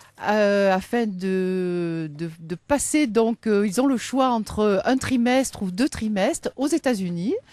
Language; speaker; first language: French; native; French